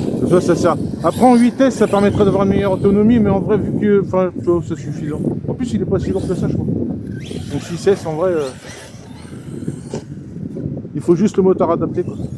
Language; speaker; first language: French; native; French